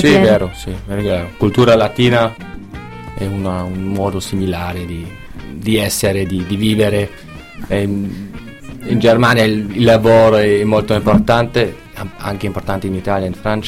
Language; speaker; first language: Italian; non-native, learner; German